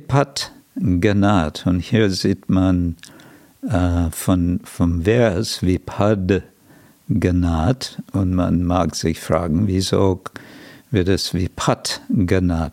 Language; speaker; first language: German; non-native, fluent; English